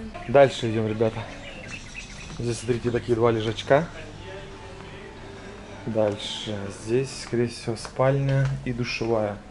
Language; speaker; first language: Russian; native; Russian